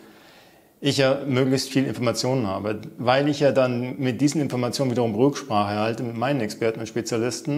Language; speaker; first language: German; native; German